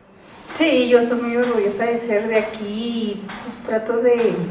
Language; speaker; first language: Spanish; native; Spanish